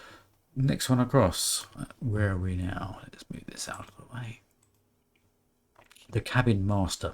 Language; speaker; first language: English; native; English